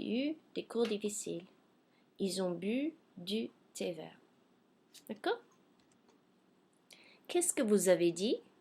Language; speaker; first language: French; non-native, fluent; English